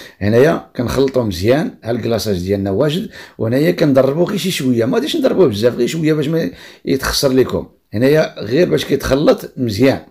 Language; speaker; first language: Arabic; native; Arabic